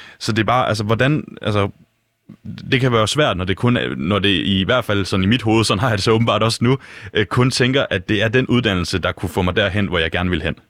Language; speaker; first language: Danish; native; Danish